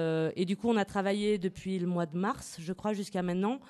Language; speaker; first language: French; native; French